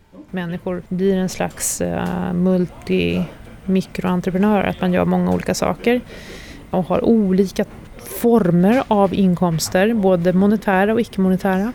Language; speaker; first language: Swedish; native; Swedish